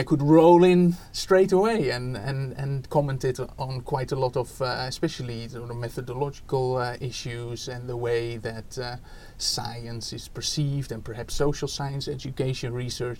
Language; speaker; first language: English; non-native, fluent; Dutch